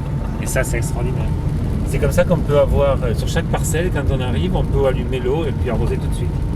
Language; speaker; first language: French; native; French